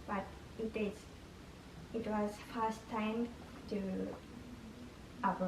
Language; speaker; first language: English; non-native, learner; Japanese